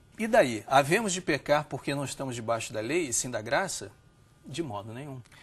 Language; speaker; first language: Portuguese; native; Portuguese